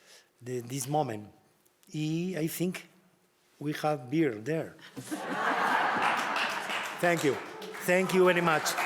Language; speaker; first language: English; non-native, learner; Spanish